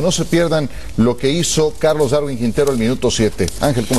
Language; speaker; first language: Spanish; native; Spanish